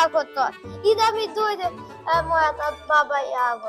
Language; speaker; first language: Macedonian; early bilingual, heritage; Macedonian